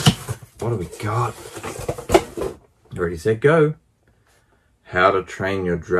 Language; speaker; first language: English; native; English